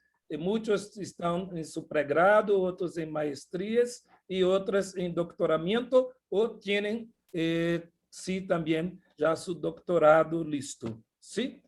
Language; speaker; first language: Portuguese; non-native, fluent; Spanish